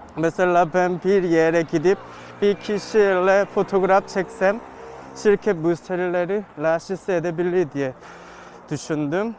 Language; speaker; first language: Turkish; non-native, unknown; Korean